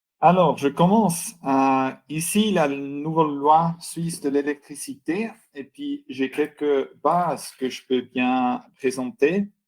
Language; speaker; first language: French; non-native, local second language; German